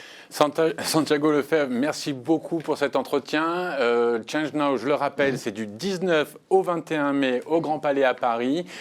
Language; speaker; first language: French; native; French